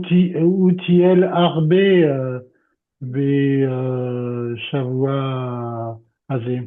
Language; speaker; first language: Hebrew; non-native, learner; French